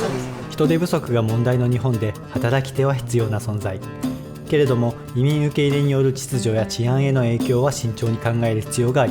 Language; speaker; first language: Japanese; native; Japanese